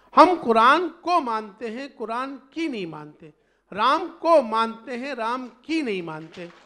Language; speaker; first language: Hindi; native; Hindi